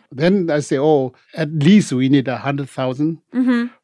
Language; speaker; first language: English; non-native, local second language; Tibetan